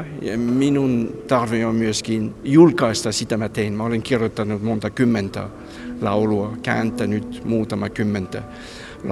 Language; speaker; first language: Finnish; non-native, fluent; French